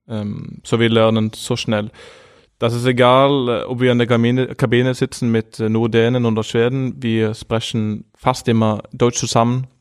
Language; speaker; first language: German; non-native, fluent; Norwegian